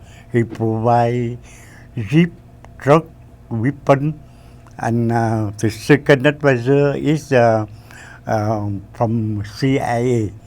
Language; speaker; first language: English; non-native, learner; Vietnamese